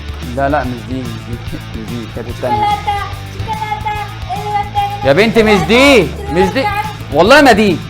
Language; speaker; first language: Arabic; native; Arabic